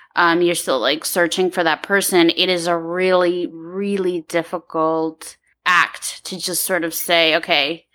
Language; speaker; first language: English; early bilingual, other home language; Ukrainian